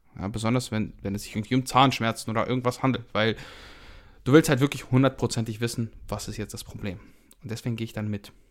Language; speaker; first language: German; early bilingual, other home language; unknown